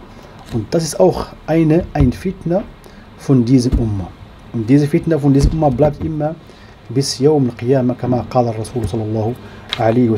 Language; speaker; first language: German; non-native, learner; Arabic